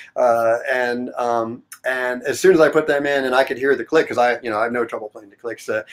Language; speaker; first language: English; native; English